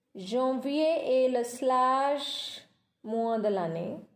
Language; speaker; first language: English; non-native, local second language; Punjabi